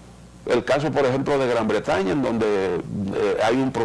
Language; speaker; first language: Spanish; native; Spanish